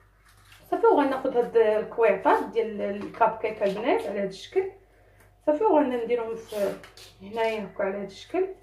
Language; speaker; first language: Arabic; native; Arabic